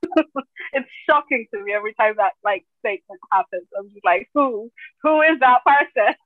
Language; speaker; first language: English; early bilingual, other home language; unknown